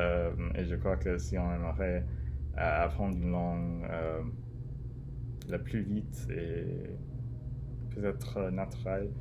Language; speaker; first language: French; non-native, learner; English